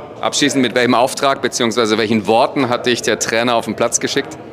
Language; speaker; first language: German; native; German